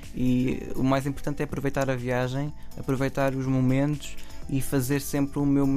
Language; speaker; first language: Portuguese; native; Portuguese